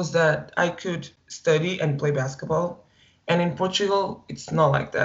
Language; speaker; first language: English; non-native, fluent; Portuguese